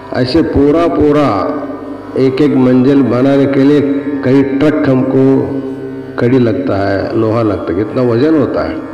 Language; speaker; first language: Hindi; non-native, local second language; Kannada